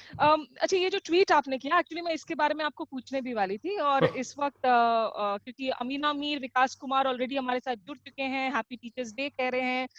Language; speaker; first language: Hindi; native; Hindi